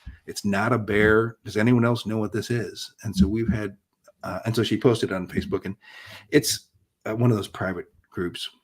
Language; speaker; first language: English; native; English